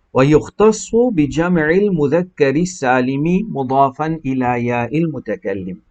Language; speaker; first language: Arabic; non-native, fluent; Morisyen